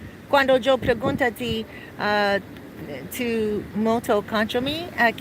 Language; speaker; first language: Spanish; non-native, learner; English